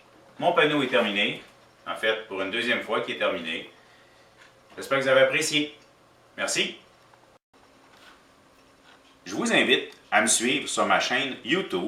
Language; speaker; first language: French; native; French